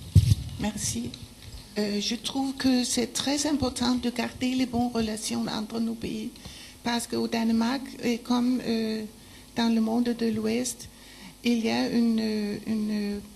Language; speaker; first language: French; non-native, fluent; Danish